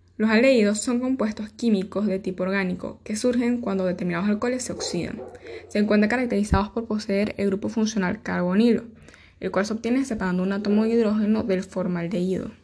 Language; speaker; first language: Spanish; native; Spanish